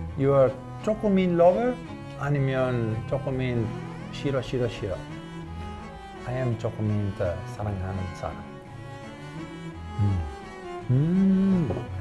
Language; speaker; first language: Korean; non-native, learner; Italian